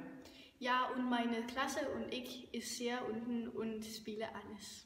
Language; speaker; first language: German; non-native, learner; Danish